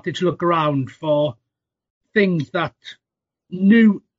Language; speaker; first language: English; native; English